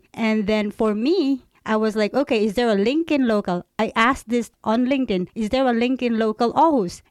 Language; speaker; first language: English; non-native, local second language; Cebuano